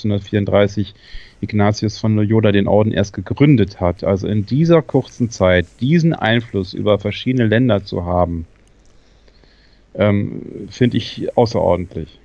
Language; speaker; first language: German; native; German